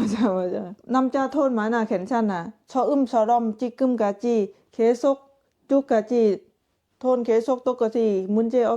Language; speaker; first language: Korean; non-native, learner; Lao